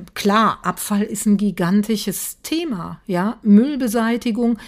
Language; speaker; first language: German; native; German